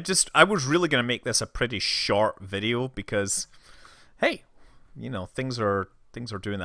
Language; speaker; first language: English; native; English